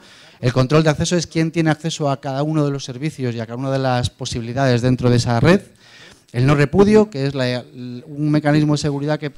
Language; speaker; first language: Spanish; native; Spanish